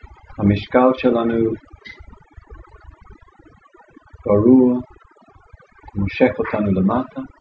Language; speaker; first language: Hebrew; non-native, fluent; English